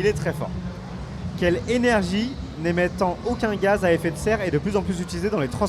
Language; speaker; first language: French; native; French